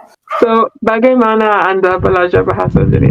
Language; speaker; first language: Indonesian; non-native, learner; English